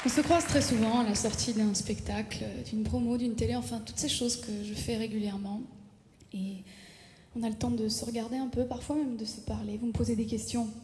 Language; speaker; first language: French; native; French